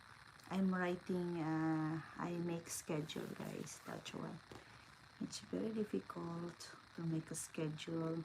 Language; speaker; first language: English; non-native, local second language; Filipino